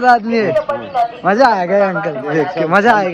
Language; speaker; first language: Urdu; non-native, local second language; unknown